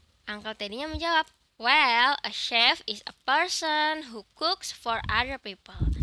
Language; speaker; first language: English; non-native, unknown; Indonesian